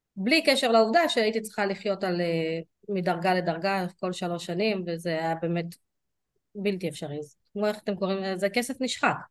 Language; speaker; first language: Hebrew; early bilingual, other home language; Russian